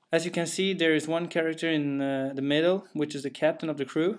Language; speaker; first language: English; non-native, fluent; Swedish